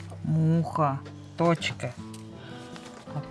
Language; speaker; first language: Russian; native; Russian